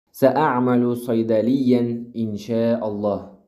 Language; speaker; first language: Arabic; non-native, fluent; Kazakh